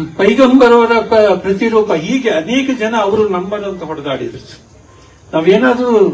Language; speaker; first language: Kannada; native; Kannada